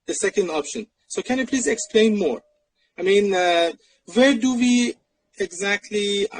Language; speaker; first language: English; non-native, fluent; Persian